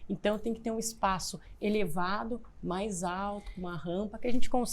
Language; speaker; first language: Portuguese; native; Portuguese